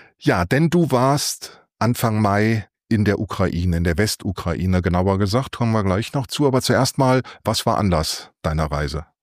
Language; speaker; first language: German; native; German